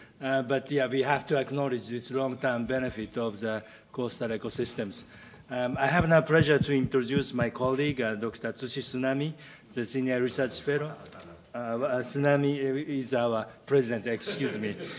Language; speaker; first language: English; non-native, fluent; Japanese